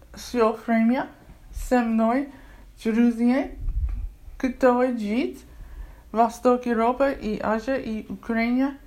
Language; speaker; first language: Russian; non-native, learner; English